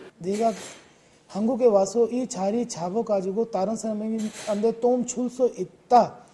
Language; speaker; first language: Korean; non-native, fluent; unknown